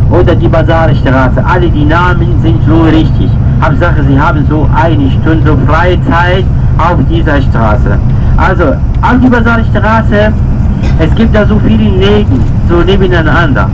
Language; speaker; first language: German; non-native, fluent; Arabic